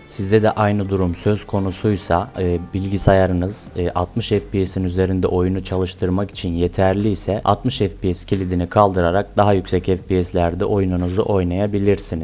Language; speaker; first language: Turkish; native; Turkish